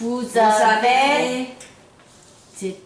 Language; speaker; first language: French; non-native, learner; Korean